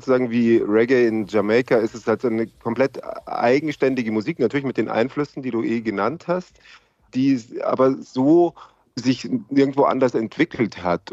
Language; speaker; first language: German; native; German